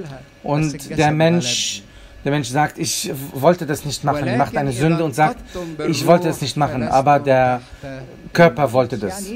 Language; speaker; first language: German; non-native, fluent; Arabic